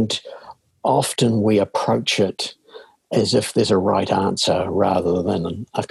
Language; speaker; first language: English; native; English